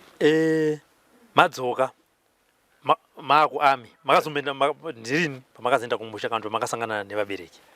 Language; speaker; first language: Shona; native; Shona